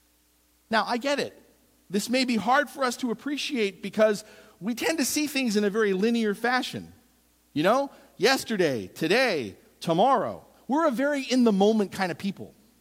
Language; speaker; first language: English; native; English